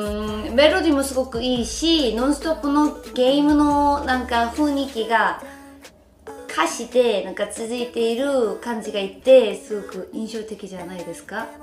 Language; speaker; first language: Japanese; non-native, learner; Korean